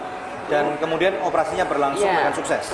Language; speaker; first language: Indonesian; native; Indonesian